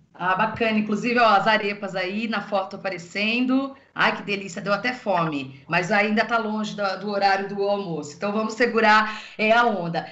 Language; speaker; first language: Portuguese; native; Portuguese